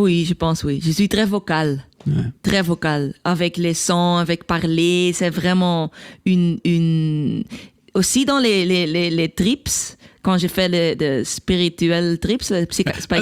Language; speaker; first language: French; non-native, local second language; Dutch